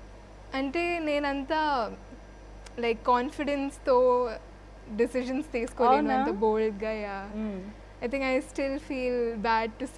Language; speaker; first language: Telugu; non-native, fluent; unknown